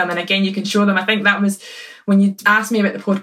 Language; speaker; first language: English; native; English